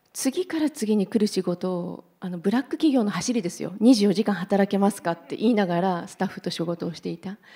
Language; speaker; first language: Japanese; native; Japanese